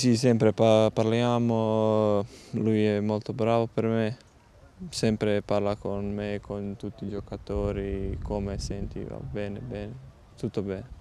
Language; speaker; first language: Italian; non-native, learner; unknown